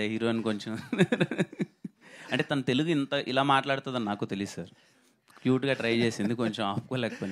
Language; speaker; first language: Telugu; native; Telugu